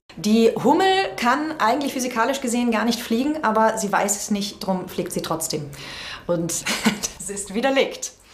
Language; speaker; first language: German; native; German